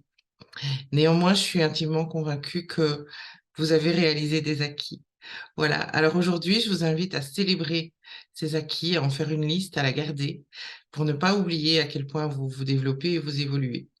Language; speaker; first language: French; native; French